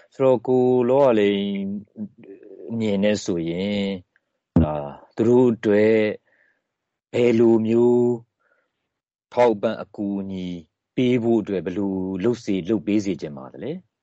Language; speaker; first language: Burmese; native; Burmese